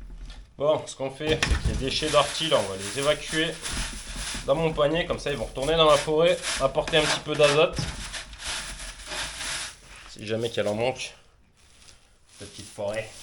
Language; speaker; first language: French; native; French